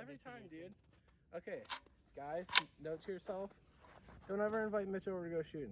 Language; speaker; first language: English; native; English